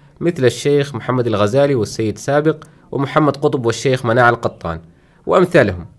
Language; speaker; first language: Arabic; non-native, local second language; Somali